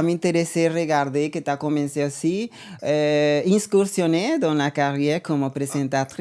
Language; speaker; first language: French; non-native, learner; Spanish